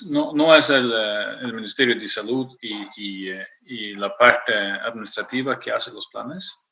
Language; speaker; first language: Spanish; non-native, fluent; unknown